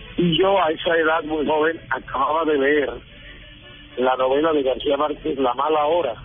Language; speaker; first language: Spanish; native; Spanish